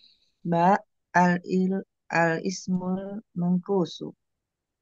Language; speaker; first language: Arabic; non-native, learner; Indonesian